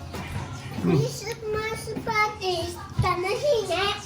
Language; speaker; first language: Japanese; early bilingual, heritage; Japanese